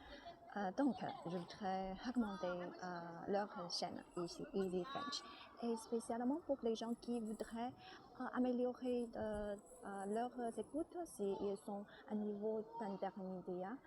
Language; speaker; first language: French; non-native, learner; Chinese